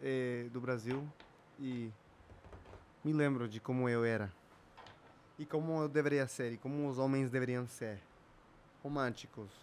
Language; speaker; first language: Portuguese; non-native, fluent; Spanish